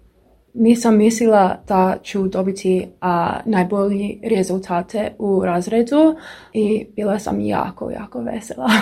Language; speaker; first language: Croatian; non-native, learner; English